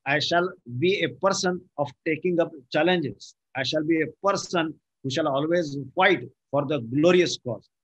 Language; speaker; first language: English; non-native, local second language; Marathi